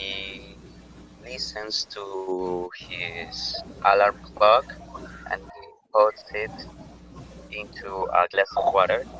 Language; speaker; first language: English; non-native, learner; Spanish